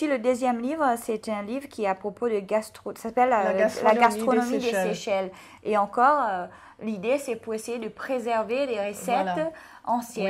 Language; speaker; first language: French; non-native, local second language; Seselwa Creole French